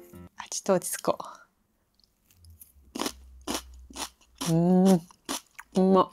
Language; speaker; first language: Japanese; native; Japanese